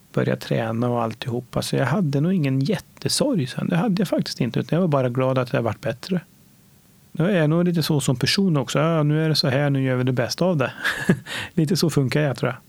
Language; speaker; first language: Swedish; native; Swedish